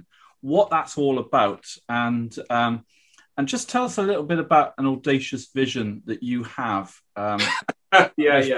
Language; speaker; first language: English; native; English